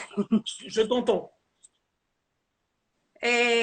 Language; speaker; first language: French; native; French